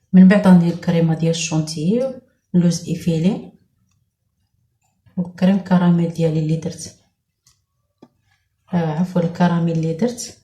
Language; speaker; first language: Arabic; native; Arabic